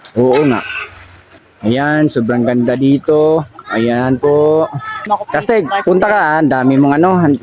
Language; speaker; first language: Filipino; non-native, local second language; Cebuano